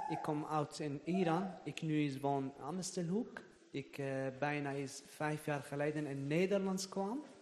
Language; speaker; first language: Dutch; non-native, learner; Persian